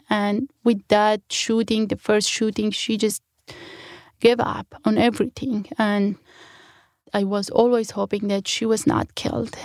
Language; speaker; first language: English; non-native, fluent; Kurdish